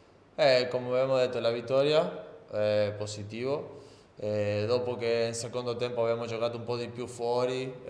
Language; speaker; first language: Italian; non-native, learner; Spanish